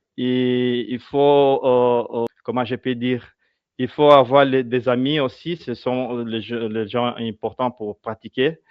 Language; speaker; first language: French; non-native, fluent; Portuguese